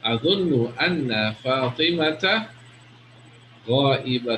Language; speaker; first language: Arabic; non-native, fluent; English